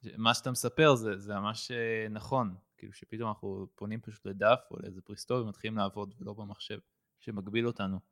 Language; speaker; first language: Hebrew; native; Hebrew